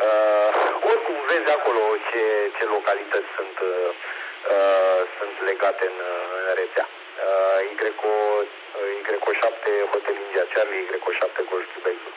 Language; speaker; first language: Romanian; native; Romanian